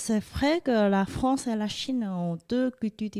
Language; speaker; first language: French; non-native, fluent; Chinese